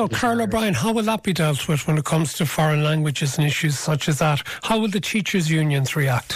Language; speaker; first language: English; native; English